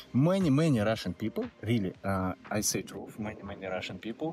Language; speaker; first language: English; non-native, learner; Russian